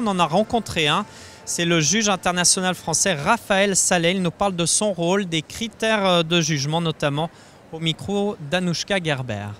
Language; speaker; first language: French; native; French